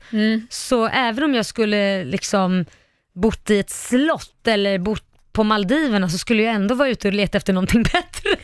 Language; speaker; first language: Swedish; early bilingual, other home language; Arabic